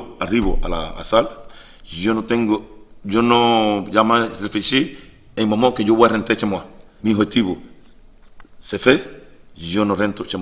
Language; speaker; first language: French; non-native, learner; Spanish